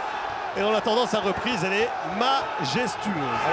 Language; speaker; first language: French; native; French